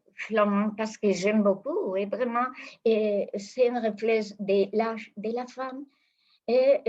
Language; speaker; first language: French; non-native, fluent; Spanish